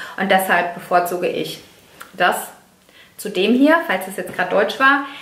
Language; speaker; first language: German; non-native, fluent; Italian